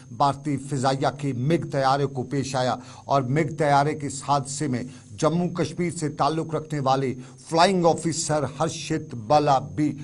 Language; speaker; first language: Urdu; non-native, local second language; Kashmiri